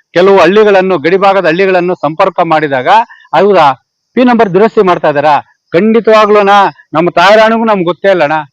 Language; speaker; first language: Kannada; native; Kannada